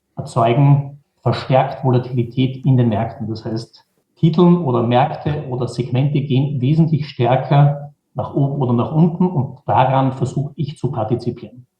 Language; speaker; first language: German; native; German